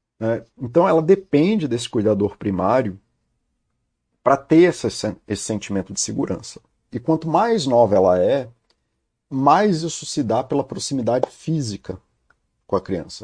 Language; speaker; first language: Portuguese; native; Portuguese